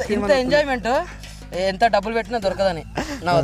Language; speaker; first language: Telugu; native; Telugu